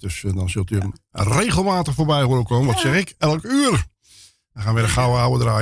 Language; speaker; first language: Dutch; native; Dutch